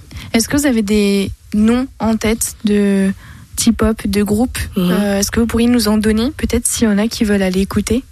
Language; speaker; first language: French; native; French